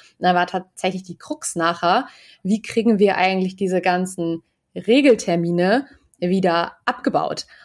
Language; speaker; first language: German; native; German